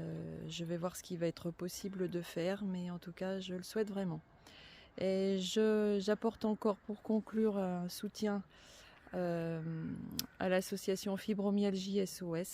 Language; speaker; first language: French; native; French